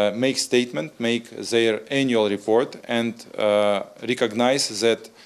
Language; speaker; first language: English; non-native, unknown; Ukrainian